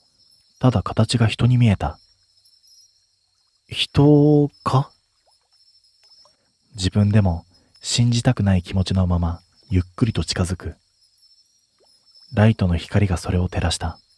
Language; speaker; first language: Japanese; native; Japanese